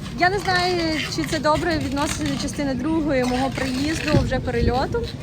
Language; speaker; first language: Ukrainian; non-native, local second language; Russian